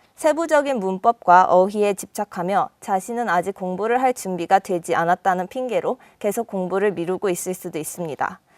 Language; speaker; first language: Korean; native; Korean